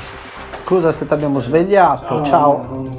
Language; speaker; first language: Italian; native; Italian